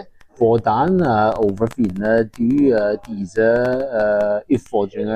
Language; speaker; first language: Norwegian; non-native, learner; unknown